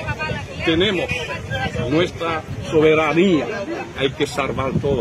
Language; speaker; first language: Spanish; non-native, fluent; Haitian Creole